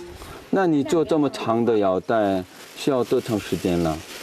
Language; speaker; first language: Chinese; non-native, fluent; Korean